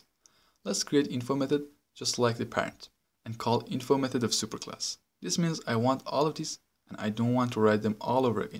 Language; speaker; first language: English; non-native, fluent; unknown